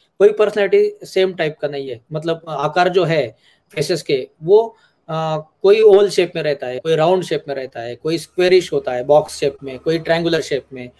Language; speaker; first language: Hindi; non-native, local second language; Marathi